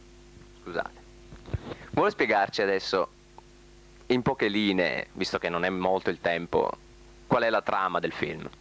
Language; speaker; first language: Italian; native; Italian